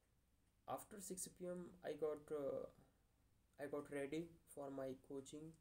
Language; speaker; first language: English; non-native, learner; Hindi